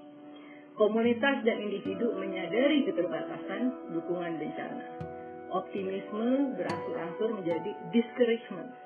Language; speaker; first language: Indonesian; native; Indonesian